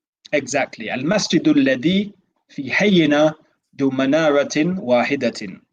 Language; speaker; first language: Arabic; non-native, fluent; English